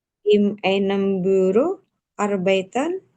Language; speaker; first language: German; non-native, learner; Indonesian